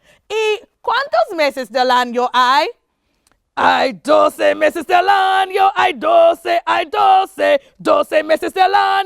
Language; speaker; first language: Spanish; non-native, fluent; English